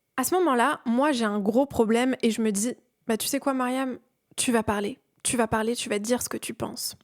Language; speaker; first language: French; early bilingual, other home language; Persian